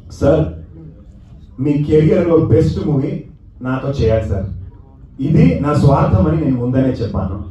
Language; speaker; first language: Telugu; non-native, learner; Kannada